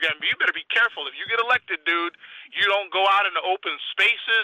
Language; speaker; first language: English; native; English